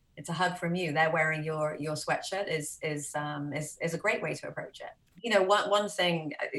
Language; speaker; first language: English; native; English